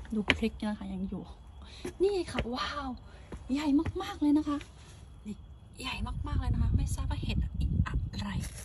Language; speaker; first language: Thai; early bilingual, heritage; Thai